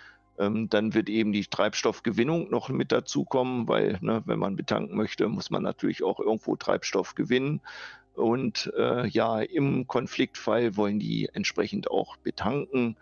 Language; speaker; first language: German; native; German